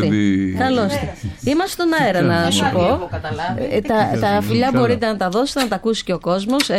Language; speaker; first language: Greek; native; Greek